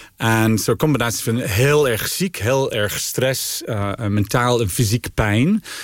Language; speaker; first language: Dutch; non-native, fluent; English